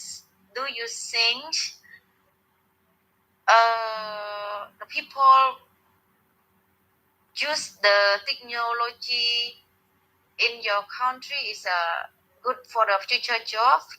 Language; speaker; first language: English; non-native, learner; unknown